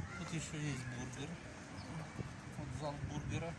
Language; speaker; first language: Russian; non-native, local second language; Ukrainian